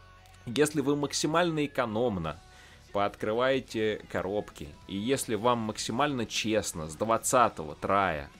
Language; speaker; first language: Russian; native; Russian